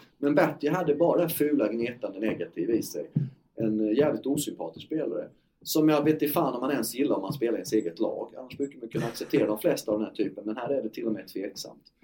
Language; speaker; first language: Swedish; native; Swedish